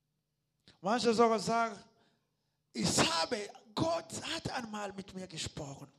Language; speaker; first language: German; non-native, learner; Lingala